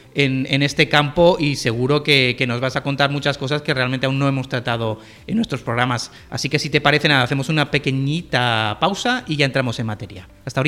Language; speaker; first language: Spanish; native; Spanish